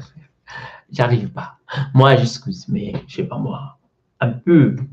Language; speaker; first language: French; non-native, learner; Portuguese